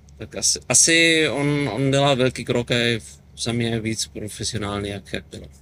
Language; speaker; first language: Czech; non-native, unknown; German